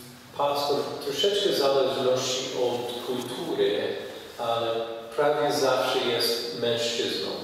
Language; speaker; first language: Polish; non-native, fluent; English